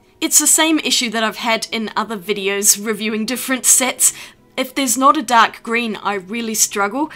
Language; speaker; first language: English; native; English